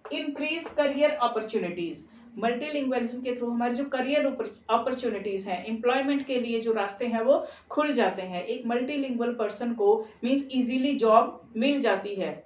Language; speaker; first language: Hindi; non-native, local second language; Punjabi